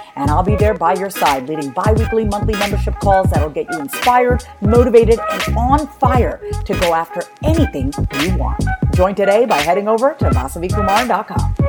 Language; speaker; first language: English; native; English